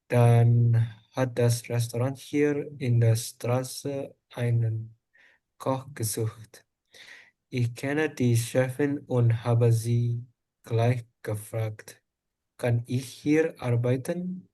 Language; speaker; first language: German; non-native, learner; Indonesian